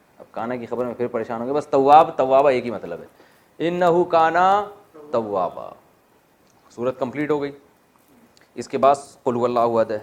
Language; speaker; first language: Urdu; native; Urdu